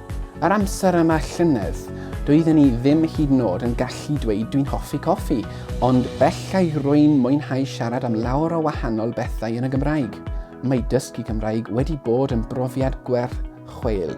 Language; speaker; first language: Welsh; non-native, learner; English